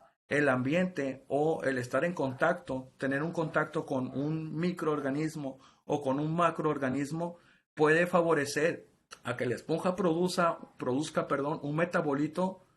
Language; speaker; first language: Spanish; native; Spanish